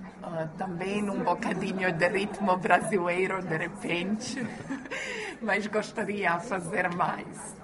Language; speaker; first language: Portuguese; non-native, learner; Croatian